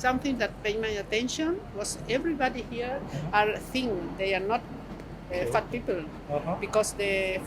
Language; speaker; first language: English; non-native, learner; Spanish